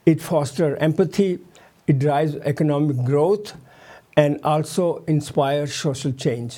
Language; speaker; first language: English; non-native, fluent; Urdu